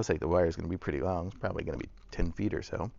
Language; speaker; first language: English; native; English